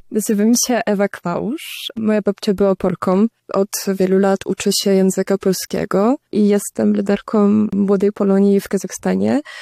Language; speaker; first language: Polish; non-native, fluent; Russian